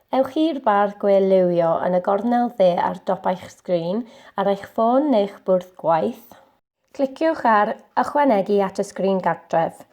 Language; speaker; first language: Welsh; non-native, local second language; English